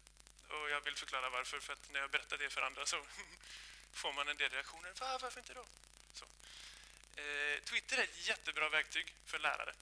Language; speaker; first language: Swedish; native; Swedish